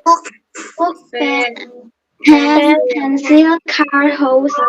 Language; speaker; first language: English; non-native, learner; Indonesian